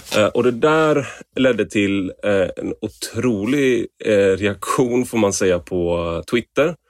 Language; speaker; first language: Swedish; native; Swedish